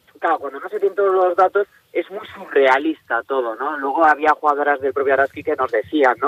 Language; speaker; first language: Spanish; native; Spanish